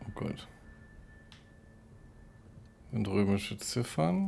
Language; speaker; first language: German; native; German